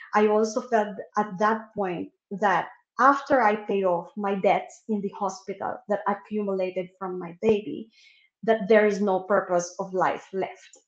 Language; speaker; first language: English; non-native, local second language; Filipino